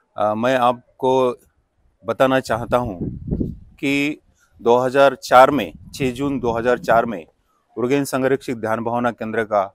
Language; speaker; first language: Hindi; non-native, local second language; Marathi